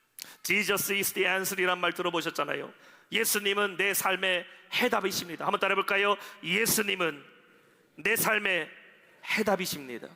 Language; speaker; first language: Korean; native; Korean